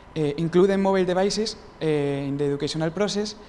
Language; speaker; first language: English; non-native, fluent; Spanish